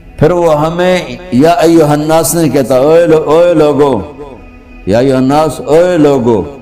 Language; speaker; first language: Urdu; non-native, local second language; Punjabi